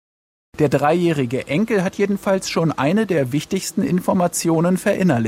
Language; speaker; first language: German; native; German